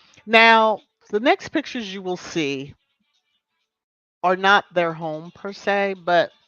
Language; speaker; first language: English; native; English